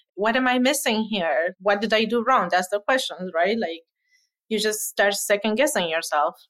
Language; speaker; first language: English; non-native, fluent; Spanish